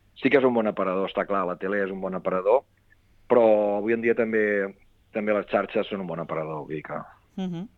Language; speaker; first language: Catalan; native; Catalan